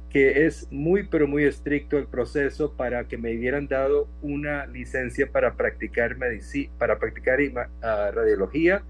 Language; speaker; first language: Spanish; native; Spanish